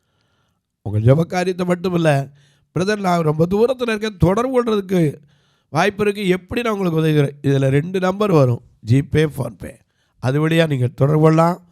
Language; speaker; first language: Tamil; native; Tamil